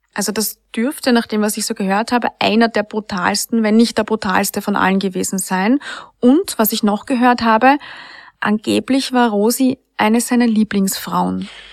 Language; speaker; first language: German; native; German